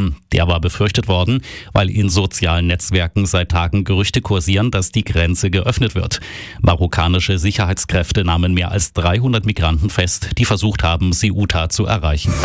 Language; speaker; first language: German; native; German